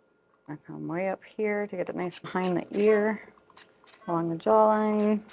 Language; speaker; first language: English; native; English